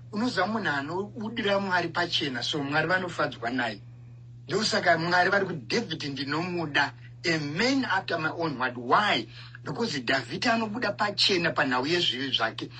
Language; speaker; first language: Shona; native; Shona